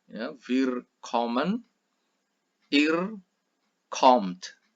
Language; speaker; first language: German; non-native, fluent; Indonesian